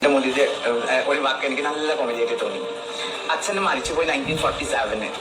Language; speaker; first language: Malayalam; non-native, fluent; Assamese